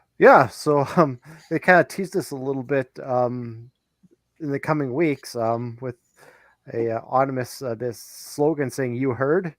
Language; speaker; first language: English; native; English